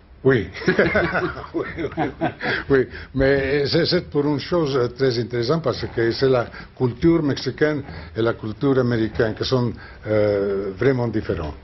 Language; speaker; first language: French; non-native, learner; Spanish